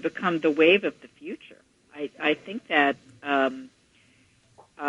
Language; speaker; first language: English; native; English